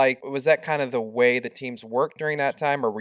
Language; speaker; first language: English; native; English